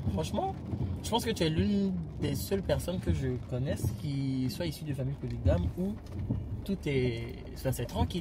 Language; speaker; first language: French; native; French